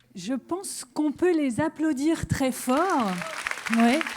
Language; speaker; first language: French; native; French